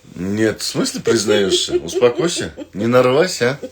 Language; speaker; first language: Russian; non-native, local second language; Kazakh